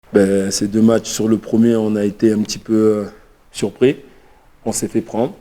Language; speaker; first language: French; native; French